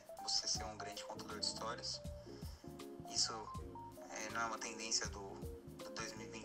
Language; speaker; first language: Portuguese; native; Portuguese